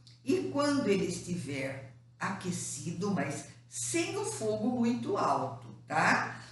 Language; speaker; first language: Portuguese; native; Portuguese